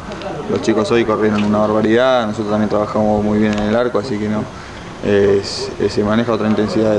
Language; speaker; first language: Spanish; native; Spanish